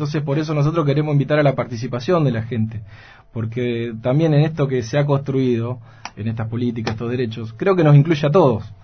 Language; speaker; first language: Spanish; native; Spanish